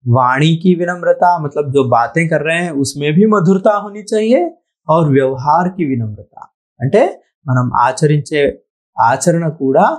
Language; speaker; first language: Hindi; non-native, local second language; Telugu